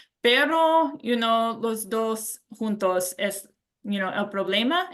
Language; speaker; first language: Spanish; non-native, learner; English